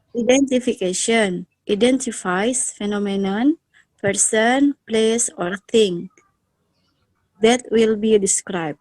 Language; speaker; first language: English; non-native, learner; Indonesian